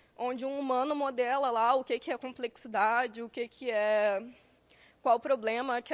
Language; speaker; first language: Portuguese; native; Portuguese